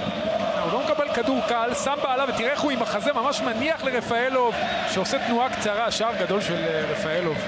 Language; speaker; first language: Hebrew; native; Hebrew